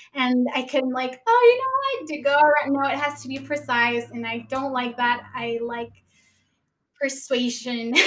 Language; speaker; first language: English; early bilingual, other home language; Spanish